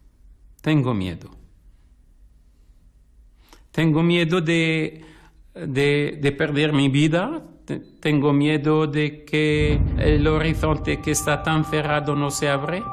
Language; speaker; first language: Spanish; non-native, fluent; Arabic